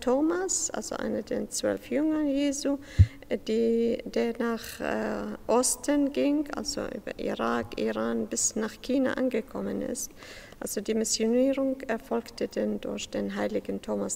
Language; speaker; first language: German; non-native, fluent; Syriac